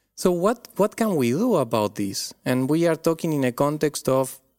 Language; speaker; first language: English; non-native, fluent; Spanish